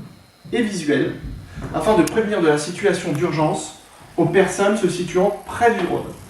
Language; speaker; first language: French; native; French